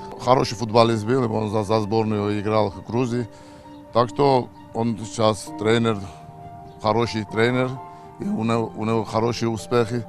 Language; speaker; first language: Russian; non-native, fluent; Georgian